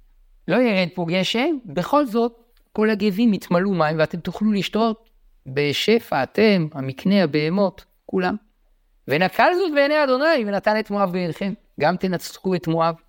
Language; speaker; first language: Hebrew; native; Hebrew